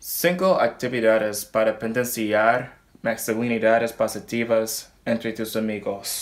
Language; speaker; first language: Spanish; non-native, learner; English